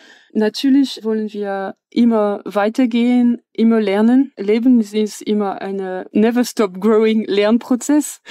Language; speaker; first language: German; non-native, fluent; French